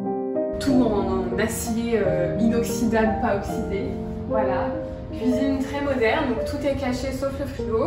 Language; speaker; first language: French; native; French